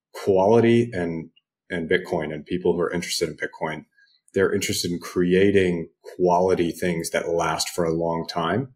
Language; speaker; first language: English; native; English